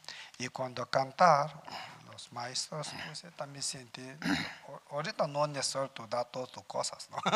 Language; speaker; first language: Spanish; non-native, learner; Tibetan